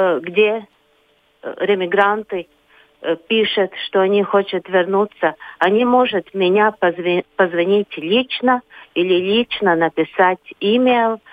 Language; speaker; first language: Russian; non-native, local second language; Latvian